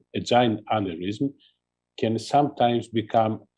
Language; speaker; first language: English; non-native, fluent; Greek